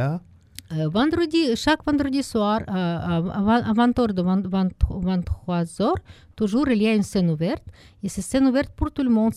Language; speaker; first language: French; non-native, learner; Russian